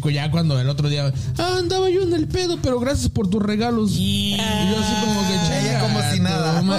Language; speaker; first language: Spanish; native; Spanish